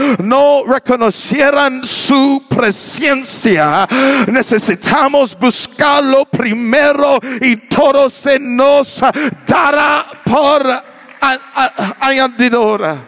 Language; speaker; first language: Spanish; non-native, learner; English